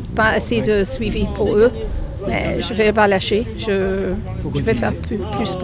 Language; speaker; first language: French; non-native, fluent; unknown